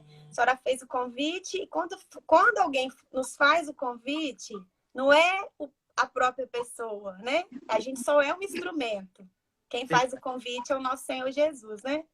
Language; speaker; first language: Portuguese; native; Portuguese